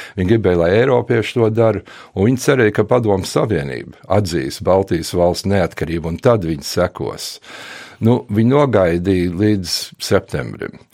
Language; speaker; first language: Latvian; early bilingual, heritage; Latvian